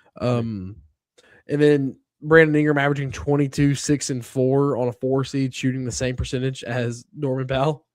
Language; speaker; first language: English; native; English